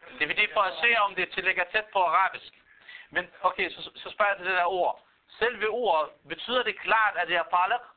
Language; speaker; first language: Danish; non-native, fluent; Arabic